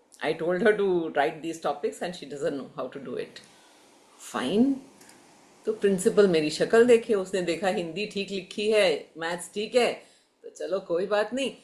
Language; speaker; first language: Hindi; native; Hindi